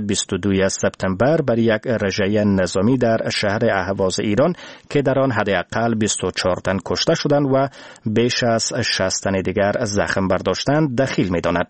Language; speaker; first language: Persian; native; Persian